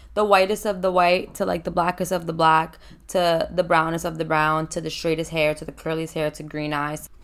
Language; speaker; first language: English; early bilingual, other home language; Spanish